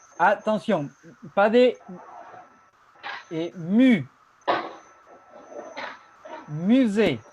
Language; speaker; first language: French; non-native, fluent; Spanish